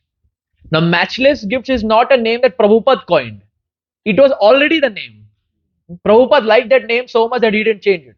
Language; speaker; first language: English; non-native, local second language; Hindi